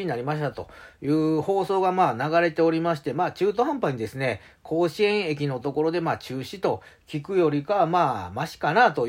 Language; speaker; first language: Japanese; native; Japanese